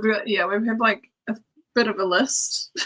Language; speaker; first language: English; native; English